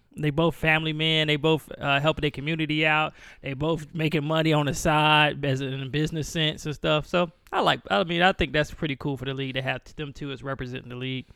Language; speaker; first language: English; native; English